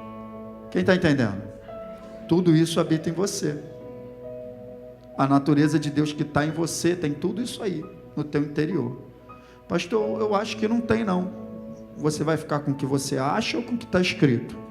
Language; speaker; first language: Portuguese; native; Portuguese